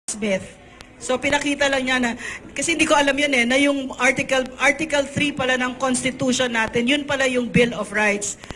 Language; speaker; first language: Filipino; native; Filipino